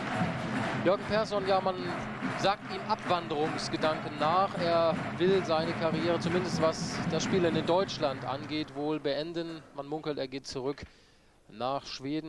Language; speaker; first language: German; native; German